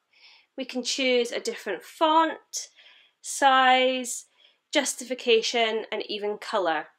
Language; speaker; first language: English; native; English